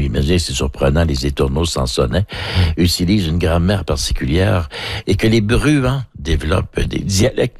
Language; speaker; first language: French; native; French